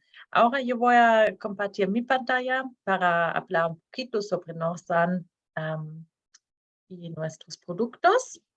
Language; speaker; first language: Spanish; non-native, fluent; Norwegian